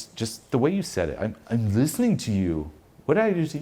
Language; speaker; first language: English; non-native, fluent; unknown